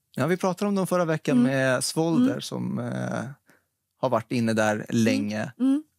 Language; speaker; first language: Swedish; native; Swedish